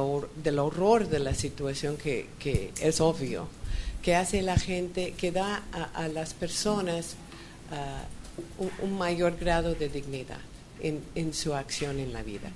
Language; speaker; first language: Spanish; non-native, fluent; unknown